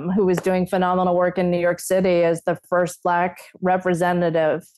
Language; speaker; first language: English; native; English